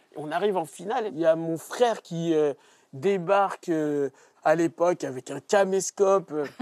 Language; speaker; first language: French; native; French